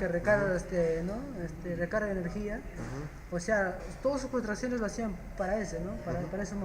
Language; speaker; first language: Spanish; native; Spanish